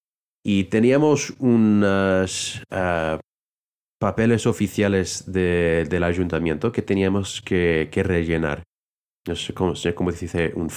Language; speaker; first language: Spanish; non-native, fluent; English